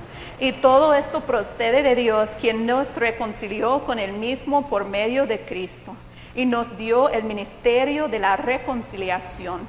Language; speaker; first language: Spanish; non-native, fluent; English